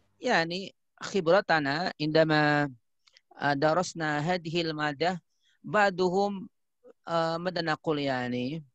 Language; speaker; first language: Arabic; non-native, fluent; Indonesian